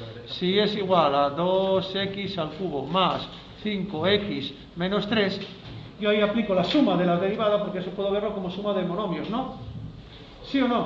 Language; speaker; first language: Spanish; native; Spanish